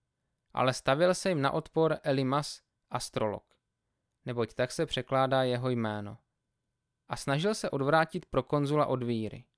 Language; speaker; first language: Czech; native; Czech